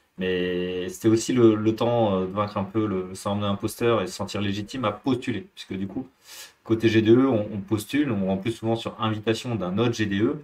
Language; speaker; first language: French; native; French